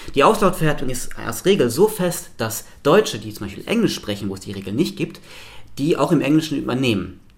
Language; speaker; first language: German; non-native, local second language; Luxembourgish